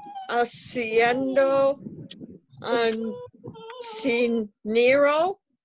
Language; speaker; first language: Spanish; non-native, learner; English